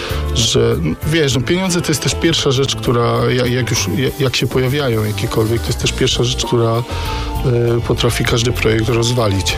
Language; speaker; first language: Polish; native; Polish